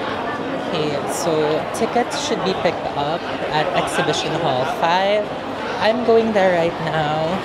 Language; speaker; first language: English; non-native, local second language; Filipino